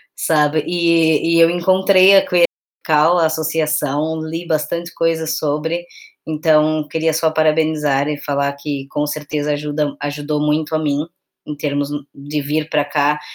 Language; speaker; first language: Portuguese; native; Portuguese